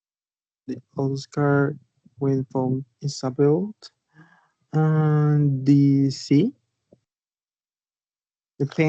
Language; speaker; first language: English; non-native, learner; Spanish